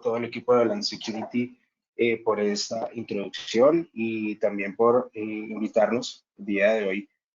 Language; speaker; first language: Spanish; native; Spanish